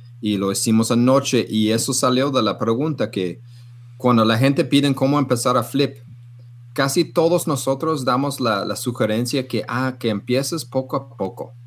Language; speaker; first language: Spanish; non-native, fluent; English